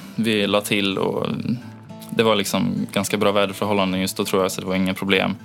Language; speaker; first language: Swedish; native; Swedish